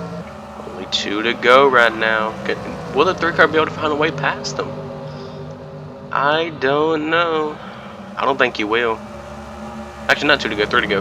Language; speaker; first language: English; native; English